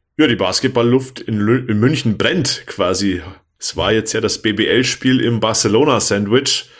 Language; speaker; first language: German; native; German